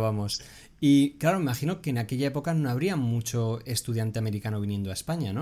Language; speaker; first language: Spanish; native; Spanish